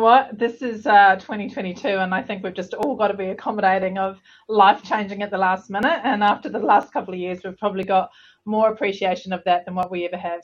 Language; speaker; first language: English; native; English